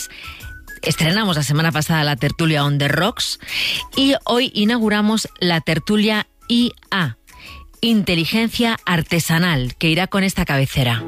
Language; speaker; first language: Spanish; native; Spanish